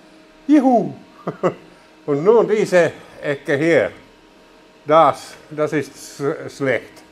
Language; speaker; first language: German; non-native, learner; Finnish